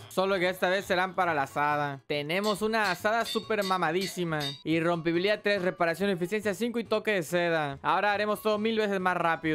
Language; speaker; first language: Spanish; native; Spanish